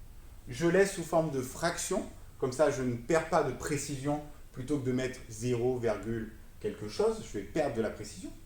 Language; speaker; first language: French; native; French